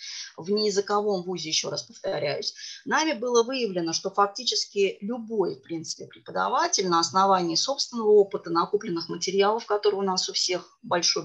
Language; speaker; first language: Russian; native; Russian